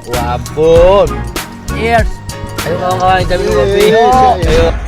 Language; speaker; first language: Indonesian; native; Indonesian